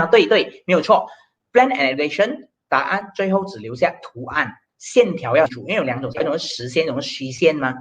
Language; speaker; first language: Chinese; native; Chinese